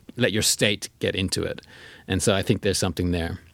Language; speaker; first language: English; native; English